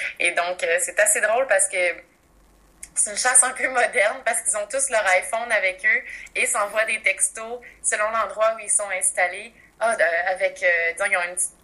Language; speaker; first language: French; native; French